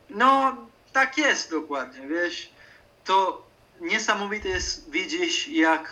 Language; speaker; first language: Polish; non-native, fluent; Italian